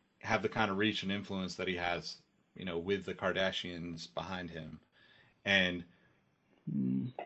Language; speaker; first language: English; native; English